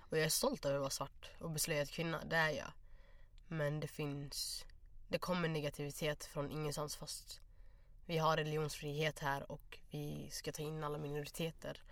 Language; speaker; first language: Swedish; early bilingual, other home language; Somali